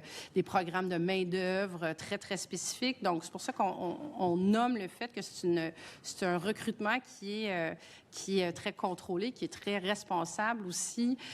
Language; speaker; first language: French; native; French